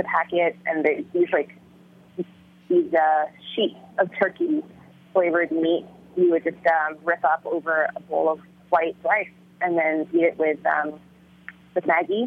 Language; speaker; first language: English; early bilingual, other home language; Vietnamese